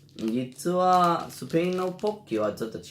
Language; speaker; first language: Japanese; non-native, learner; Spanish